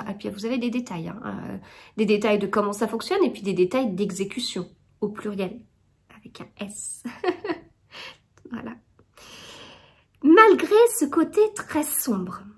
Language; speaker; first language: French; native; French